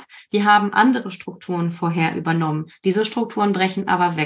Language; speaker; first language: German; native; German